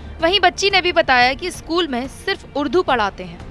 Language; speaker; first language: Hindi; native; Hindi